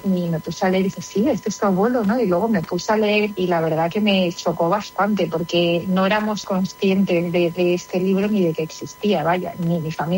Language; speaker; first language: Spanish; native; Spanish